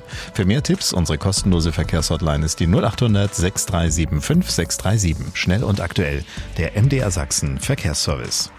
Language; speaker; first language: German; native; German